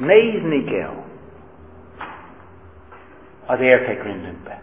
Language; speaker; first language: Hungarian; non-native, fluent; English